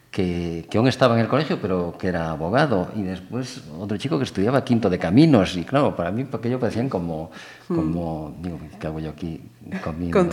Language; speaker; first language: Spanish; native; Spanish